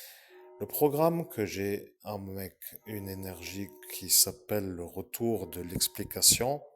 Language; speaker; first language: French; native; French